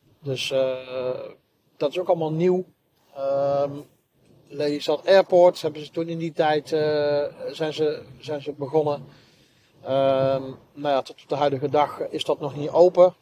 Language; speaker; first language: Dutch; native; Dutch